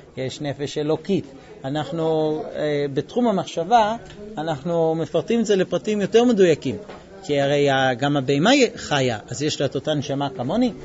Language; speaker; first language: Hebrew; non-native, fluent; English